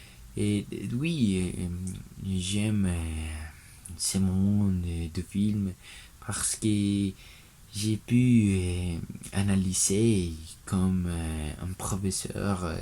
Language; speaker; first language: French; non-native, learner; Spanish